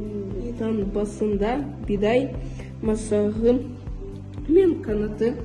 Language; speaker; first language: Kazakh; non-native, learner; Russian